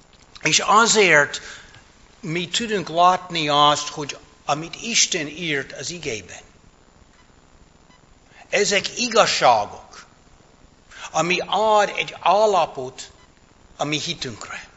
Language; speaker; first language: Hungarian; non-native, fluent; English